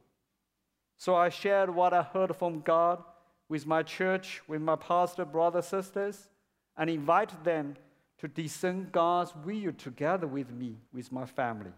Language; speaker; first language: English; non-native, fluent; Chinese